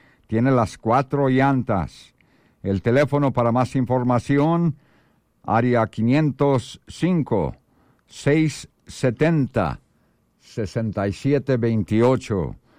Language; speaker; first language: Spanish; early bilingual, heritage; Spanish